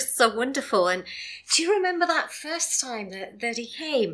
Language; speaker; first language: English; native; English